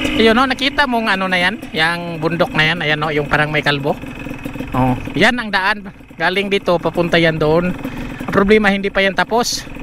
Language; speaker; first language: Filipino; non-native, local second language; Cebuano